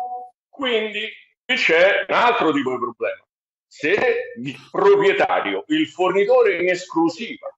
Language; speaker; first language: Italian; native; Italian